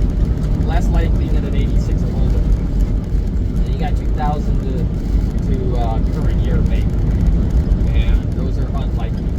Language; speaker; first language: English; native; English